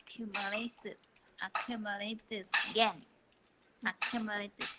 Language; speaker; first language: English; non-native, learner; Vietnamese